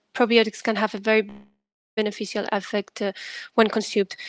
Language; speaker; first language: English; non-native, fluent; Greek